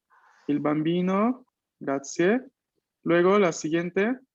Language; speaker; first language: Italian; non-native, fluent; Spanish